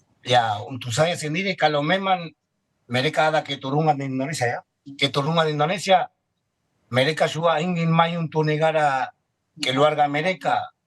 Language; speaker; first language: Indonesian; non-native, fluent; Spanish